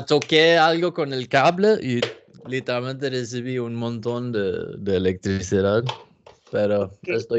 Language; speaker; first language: Spanish; non-native, learner; English